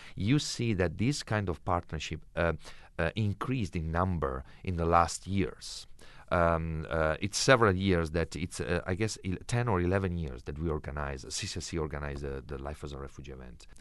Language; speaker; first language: English; non-native, fluent; Italian